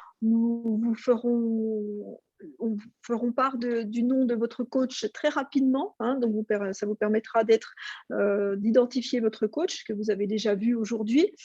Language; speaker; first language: French; native; French